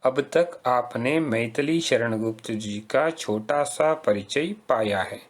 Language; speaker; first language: Hindi; non-native, local second language; Kannada